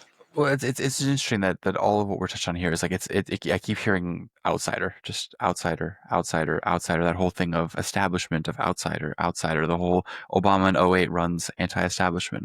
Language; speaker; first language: English; native; English